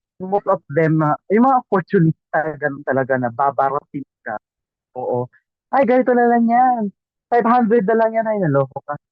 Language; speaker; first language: Filipino; non-native, local second language; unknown